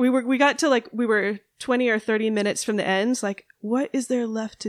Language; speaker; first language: English; native; English